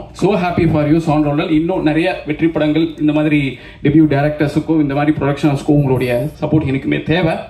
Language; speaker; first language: Tamil; native; Tamil